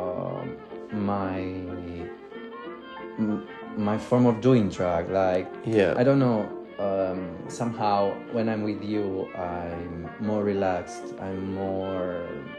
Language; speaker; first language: English; non-native, fluent; Italian